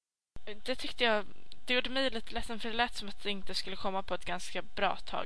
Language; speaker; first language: Swedish; native; Swedish